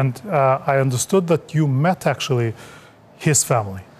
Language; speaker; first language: English; non-native, fluent; Albanian